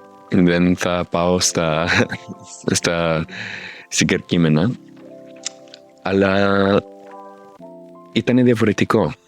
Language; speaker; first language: Greek; non-native, fluent; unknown